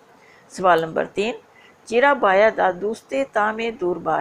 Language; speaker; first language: Persian; non-native, fluent; Urdu